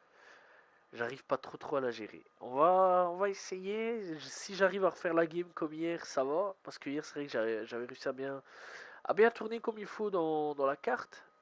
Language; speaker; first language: French; native; French